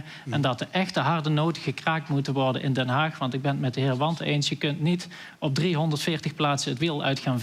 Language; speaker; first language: Dutch; native; Dutch